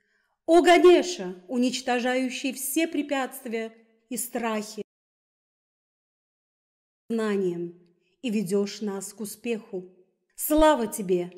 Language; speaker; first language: Russian; native; Russian